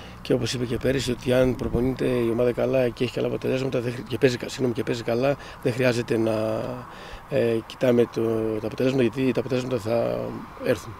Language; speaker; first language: Greek; native; Greek